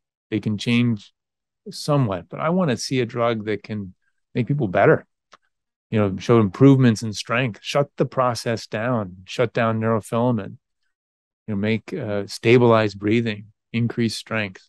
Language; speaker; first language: English; native; English